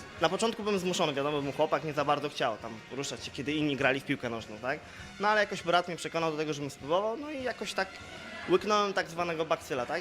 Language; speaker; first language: Polish; native; Polish